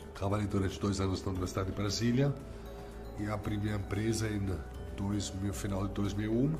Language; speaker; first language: Portuguese; non-native, fluent; German